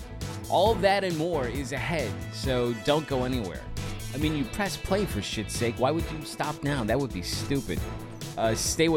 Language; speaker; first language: English; native; English